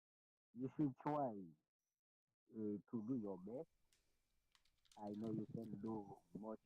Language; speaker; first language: English; non-native, learner; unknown